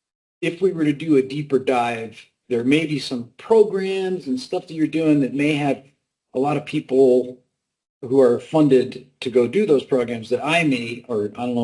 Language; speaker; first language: English; native; English